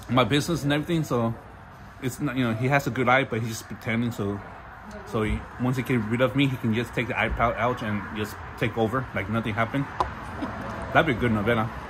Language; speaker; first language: English; early bilingual, other home language; Spanish